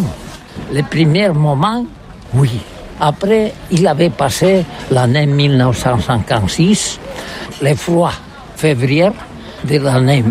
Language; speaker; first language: French; non-native, learner; Catalan